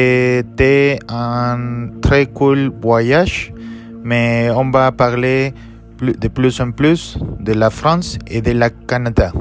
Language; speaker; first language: French; non-native, learner; Spanish